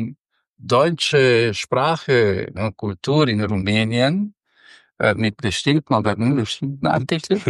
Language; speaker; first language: German; non-native, fluent; Romanian